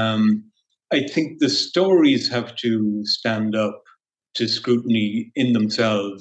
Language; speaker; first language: English; native; English